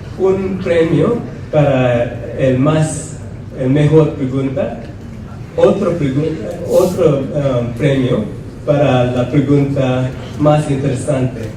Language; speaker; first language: Spanish; non-native, fluent; English